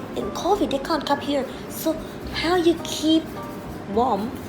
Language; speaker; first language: English; non-native, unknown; Northeastern Thai